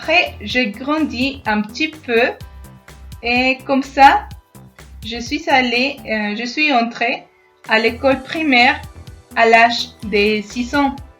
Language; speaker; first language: French; non-native, fluent; Spanish